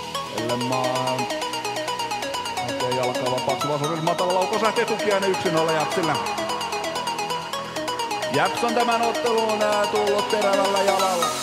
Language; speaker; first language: Finnish; native; Finnish